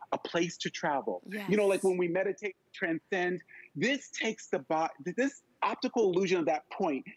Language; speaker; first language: English; native; English